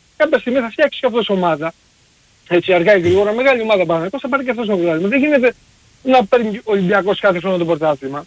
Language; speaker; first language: Greek; early bilingual, heritage; Greek